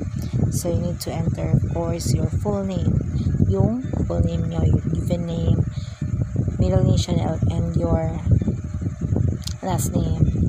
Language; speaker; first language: English; non-native, local second language; Filipino